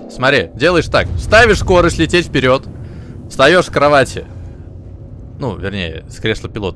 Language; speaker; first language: Russian; native; Russian